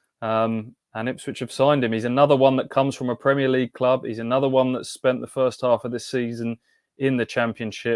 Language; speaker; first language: English; native; English